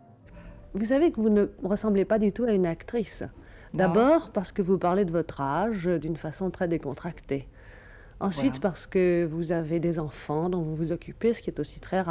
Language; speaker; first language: French; native; French